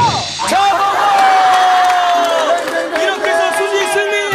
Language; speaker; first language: Korean; native; Korean